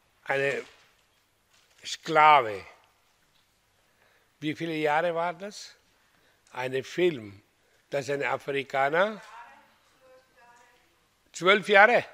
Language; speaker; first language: German; non-native, learner; Hindi